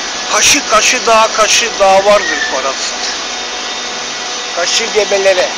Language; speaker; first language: Turkish; native; Turkish